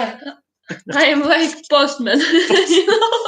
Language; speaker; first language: English; non-native, learner; Ukrainian